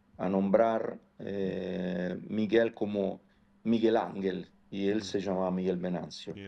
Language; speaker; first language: Spanish; non-native, fluent; Italian